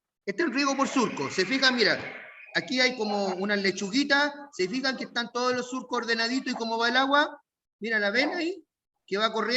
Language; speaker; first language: Spanish; native; Spanish